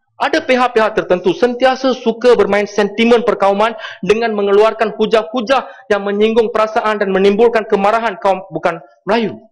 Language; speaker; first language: Malay; non-native, local second language; Tamil